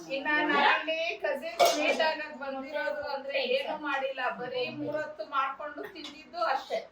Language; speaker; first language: Kannada; non-native, local second language; Telugu